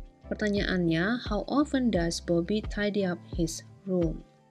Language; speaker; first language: English; non-native, fluent; Indonesian